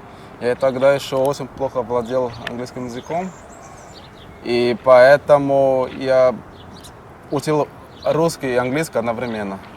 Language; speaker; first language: Russian; non-native, fluent; Portuguese